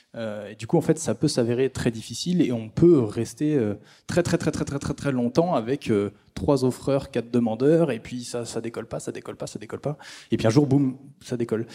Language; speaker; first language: French; native; French